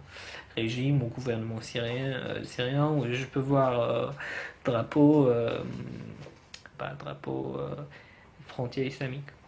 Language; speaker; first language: French; non-native, fluent; Arabic